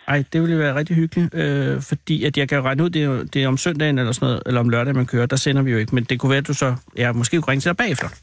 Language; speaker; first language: Danish; native; Danish